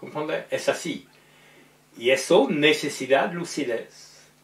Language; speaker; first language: Spanish; non-native, learner; French